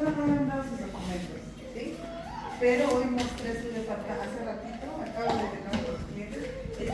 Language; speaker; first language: Spanish; native; Spanish